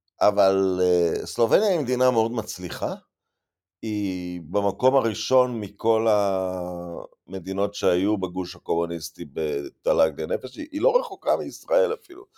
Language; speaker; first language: Hebrew; native; Hebrew